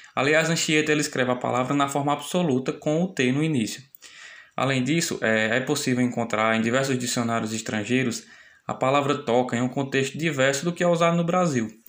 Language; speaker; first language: Portuguese; native; Portuguese